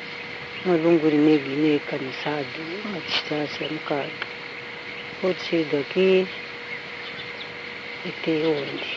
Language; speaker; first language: Portuguese; non-native, local second language; Tsonga